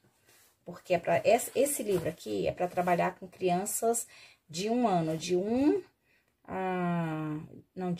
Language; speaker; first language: Portuguese; native; Portuguese